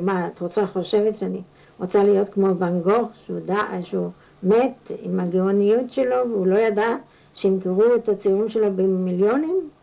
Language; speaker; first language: Hebrew; non-native, fluent; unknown